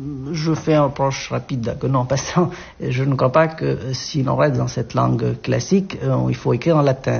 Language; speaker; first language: French; non-native, local second language; Arabic